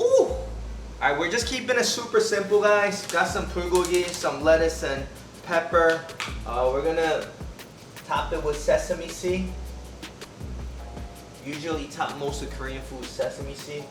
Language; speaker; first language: English; native; English